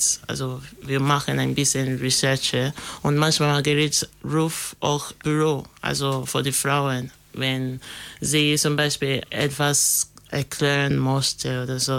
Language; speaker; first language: German; non-native, learner; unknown